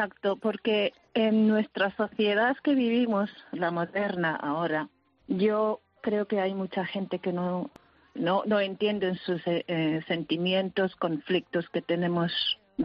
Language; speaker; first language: Spanish; early bilingual, heritage; Spanish